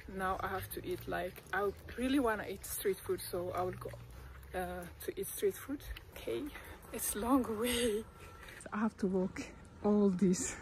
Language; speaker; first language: English; non-native, fluent; Amharic